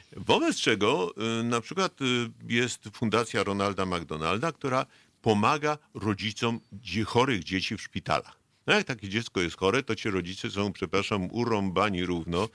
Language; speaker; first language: Polish; native; Polish